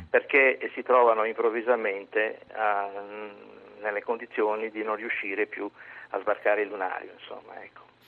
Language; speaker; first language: Italian; native; Italian